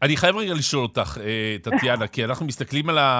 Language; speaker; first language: Hebrew; native; Hebrew